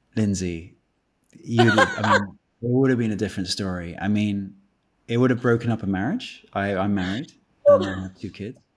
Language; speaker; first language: English; native; English